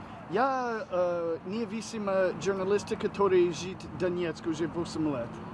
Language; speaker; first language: Russian; non-native, learner; English